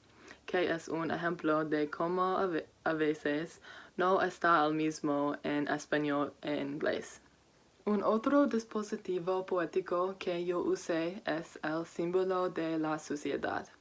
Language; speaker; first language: Spanish; non-native, learner; English